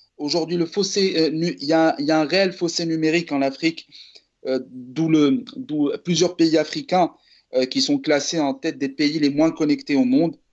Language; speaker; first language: French; non-native, local second language; Arabic